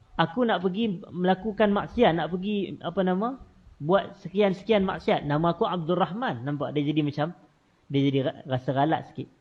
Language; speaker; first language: Malay; native; Malay